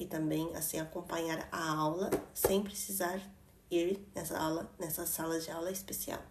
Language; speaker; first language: Portuguese; early bilingual, heritage; Portuguese